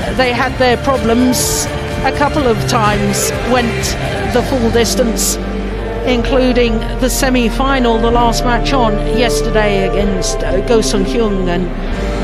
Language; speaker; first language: English; native; English